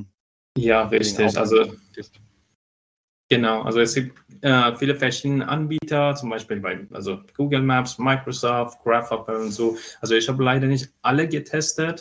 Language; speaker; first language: German; non-native, fluent; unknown